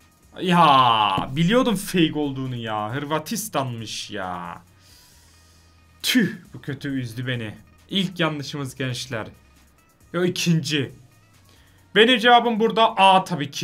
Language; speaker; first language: Turkish; native; Turkish